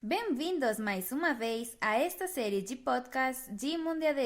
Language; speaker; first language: Portuguese; non-native, fluent; Spanish